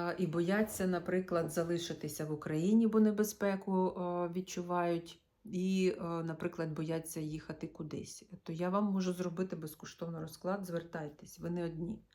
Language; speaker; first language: Ukrainian; non-native, local second language; Russian